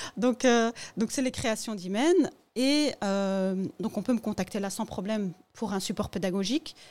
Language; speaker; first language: French; early bilingual, other home language; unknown